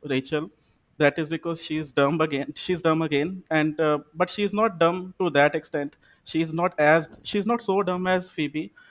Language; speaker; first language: English; non-native, local second language; Punjabi